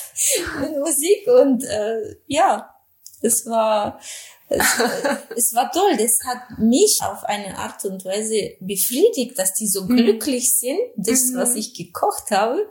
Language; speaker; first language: German; non-native, fluent; Russian